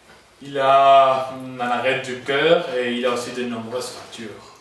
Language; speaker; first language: French; non-native, learner; Spanish